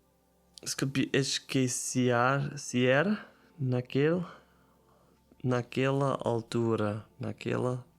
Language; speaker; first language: Portuguese; non-native, learner; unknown